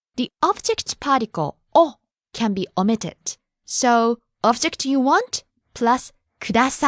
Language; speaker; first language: English; non-native, fluent; Japanese